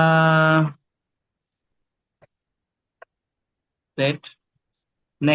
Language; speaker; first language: English; non-native, fluent; Bangla